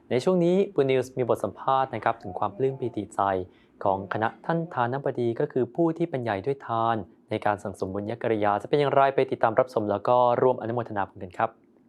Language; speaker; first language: Thai; native; Thai